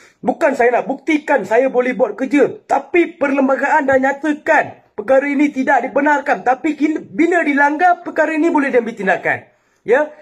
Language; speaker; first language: Malay; non-native, local second language; Tamil